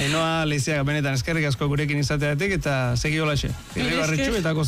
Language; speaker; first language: Basque; native; Basque